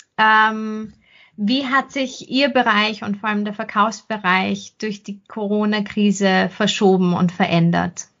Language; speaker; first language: German; native; German